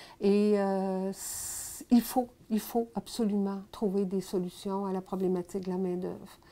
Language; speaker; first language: French; native; French